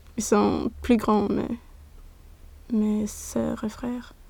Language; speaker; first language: French; non-native, learner; Swedish